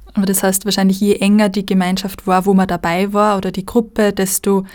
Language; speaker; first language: German; native; German